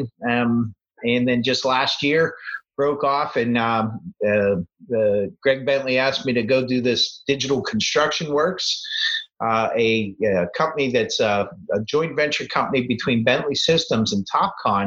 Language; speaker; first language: English; native; English